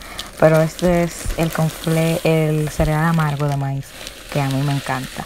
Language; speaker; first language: Spanish; native; Spanish